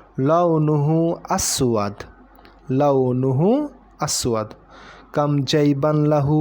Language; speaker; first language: Arabic; non-native, fluent; Bangla